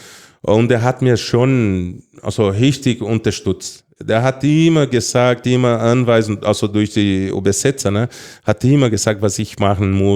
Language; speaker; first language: German; non-native, fluent; Portuguese